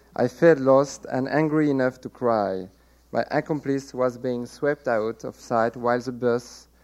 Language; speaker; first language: English; non-native, fluent; French